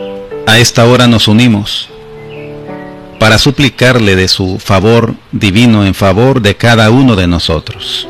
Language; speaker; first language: Spanish; native; Spanish